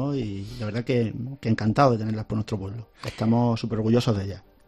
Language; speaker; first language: Spanish; native; Spanish